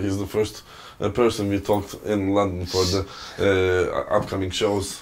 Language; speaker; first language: English; non-native, fluent; Turkish